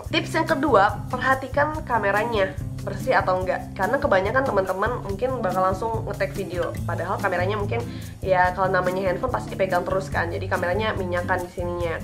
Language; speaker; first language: Indonesian; non-native, local second language; Minangkabau